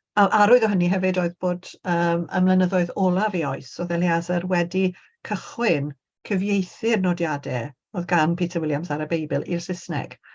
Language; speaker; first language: Welsh; native; Welsh